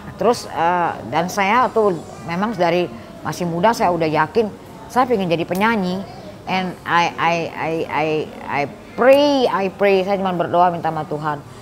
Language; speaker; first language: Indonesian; early bilingual, heritage; Indonesian